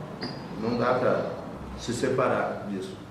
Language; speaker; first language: Portuguese; native; Portuguese